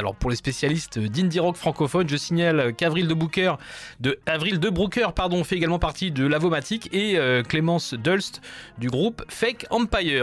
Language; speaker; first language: French; native; French